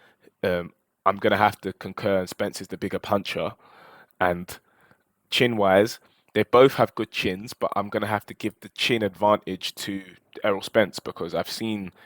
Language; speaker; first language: English; native; English